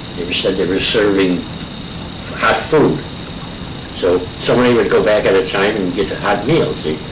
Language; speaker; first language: English; native; English